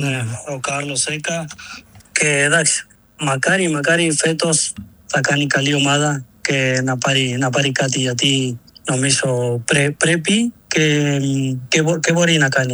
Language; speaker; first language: Greek; non-native, learner; Spanish